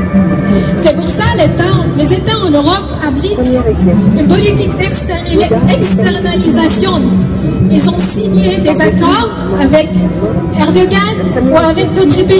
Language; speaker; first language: French; non-native, fluent; Arabic